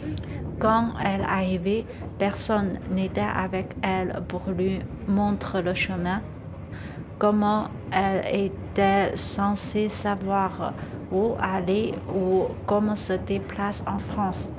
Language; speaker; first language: French; non-native, learner; Chinese